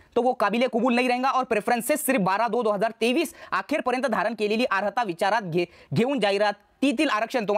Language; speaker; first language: Hindi; non-native, local second language; Marathi